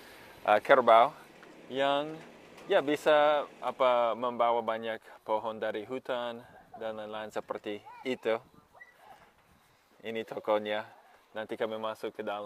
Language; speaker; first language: Indonesian; non-native, fluent; English